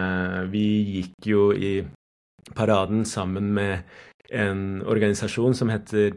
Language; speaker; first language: Norwegian; non-native, fluent; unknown